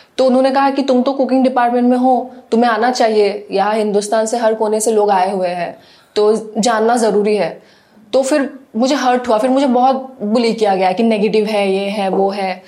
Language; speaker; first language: Hindi; non-native, local second language; Assamese